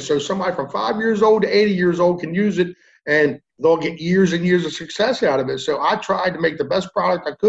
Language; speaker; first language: English; native; English